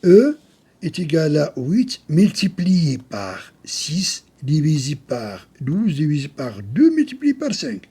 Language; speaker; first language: French; non-native, local second language; Arabic